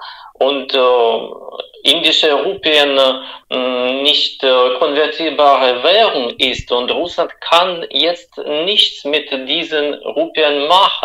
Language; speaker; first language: German; non-native, fluent; Russian